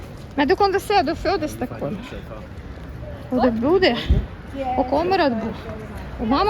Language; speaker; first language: Swedish; non-native, learner; Russian